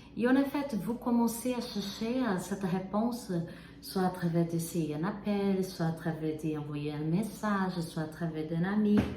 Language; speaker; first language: French; non-native, fluent; Portuguese